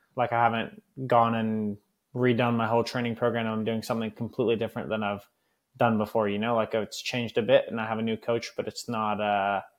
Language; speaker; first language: English; native; English